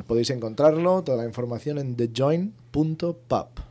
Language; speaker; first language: Spanish; native; Spanish